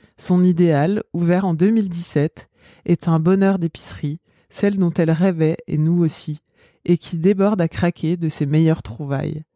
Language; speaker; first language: French; native; French